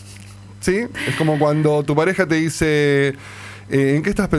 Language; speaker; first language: Spanish; native; Spanish